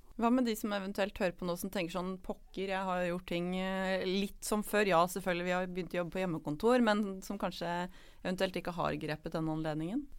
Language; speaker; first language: Norwegian; native; Norwegian